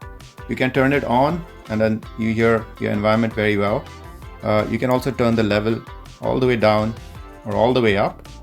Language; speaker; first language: English; non-native, fluent; Dutch